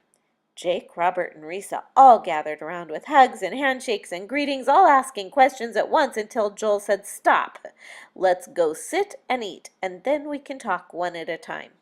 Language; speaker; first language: English; native; English